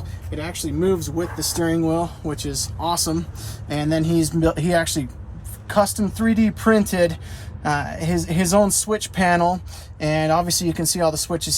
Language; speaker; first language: English; native; English